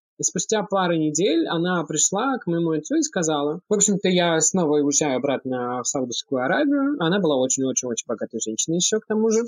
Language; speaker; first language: Russian; early bilingual, heritage; Russian